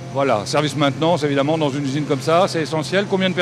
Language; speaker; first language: French; native; French